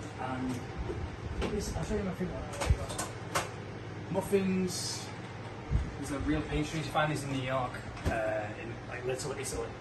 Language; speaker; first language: English; native; English